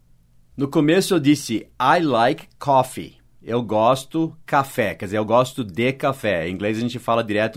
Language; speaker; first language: Portuguese; non-native, fluent; English